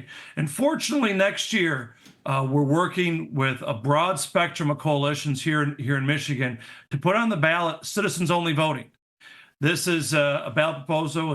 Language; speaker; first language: English; native; English